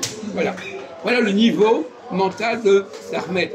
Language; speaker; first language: French; native; French